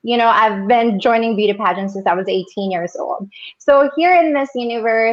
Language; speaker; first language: English; non-native, local second language; Bikol